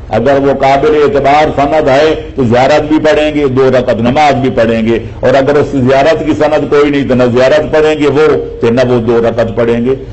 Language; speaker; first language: Urdu; non-native, local second language; Punjabi